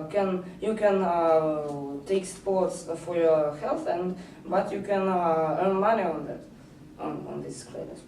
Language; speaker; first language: English; non-native, learner; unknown